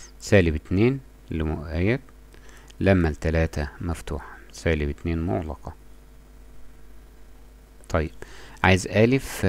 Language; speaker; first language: Arabic; native; Arabic